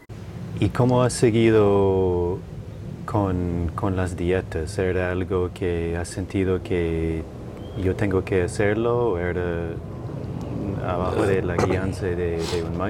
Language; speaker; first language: Spanish; non-native, fluent; English